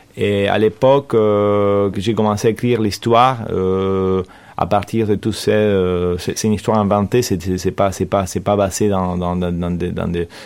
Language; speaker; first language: French; non-native, fluent; Spanish